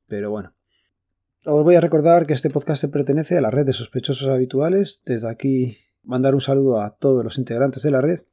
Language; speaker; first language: Spanish; native; Spanish